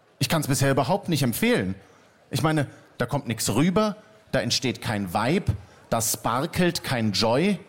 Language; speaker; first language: German; native; German